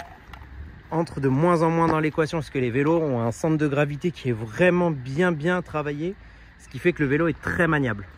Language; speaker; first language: French; native; French